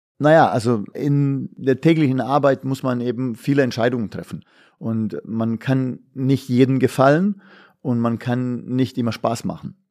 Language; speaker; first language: German; non-native, fluent; Bosnian